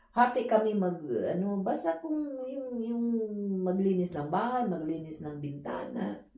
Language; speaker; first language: Filipino; non-native, local second language; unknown